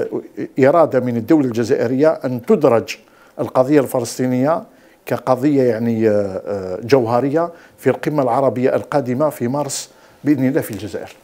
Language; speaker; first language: Arabic; native; Arabic